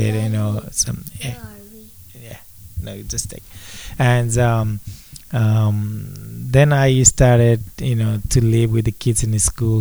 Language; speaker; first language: English; non-native, local second language; Nepali